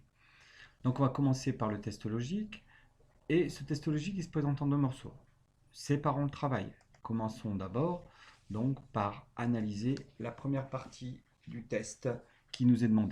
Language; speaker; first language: French; native; French